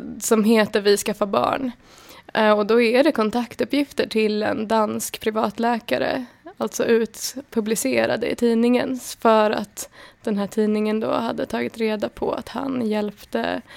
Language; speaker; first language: Swedish; native; Swedish